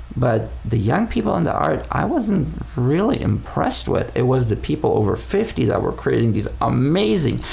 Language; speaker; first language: English; non-native, fluent; Spanish